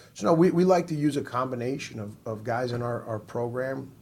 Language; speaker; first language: English; native; English